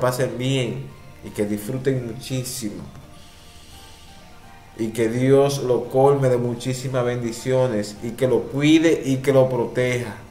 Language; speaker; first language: Spanish; native; Spanish